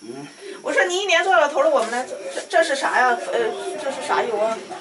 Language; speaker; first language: Chinese; native; Chinese